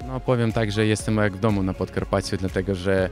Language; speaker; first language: Polish; non-native, fluent; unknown